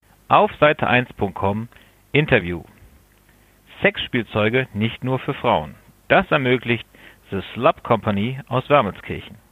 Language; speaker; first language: German; native; German